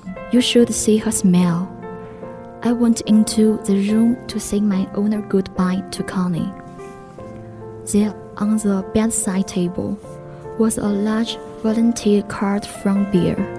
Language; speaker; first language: English; non-native, learner; Chinese